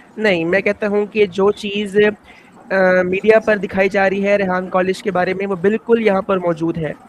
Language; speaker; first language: Urdu; non-native, local second language; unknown